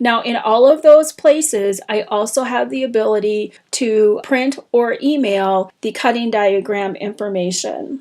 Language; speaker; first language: English; native; English